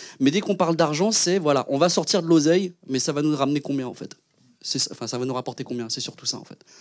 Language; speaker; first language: French; early bilingual, other home language; Vietnamese